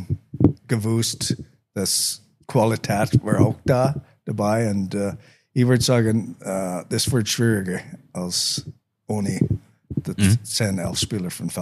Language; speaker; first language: German; non-native, learner; English